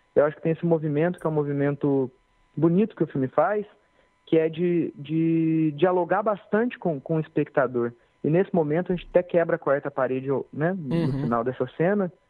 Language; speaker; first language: Portuguese; native; Portuguese